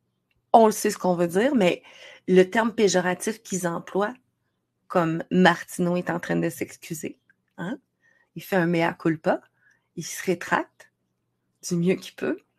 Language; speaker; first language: French; native; French